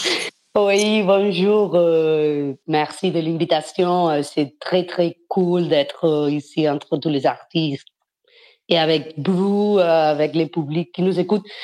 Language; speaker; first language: French; non-native, fluent; Spanish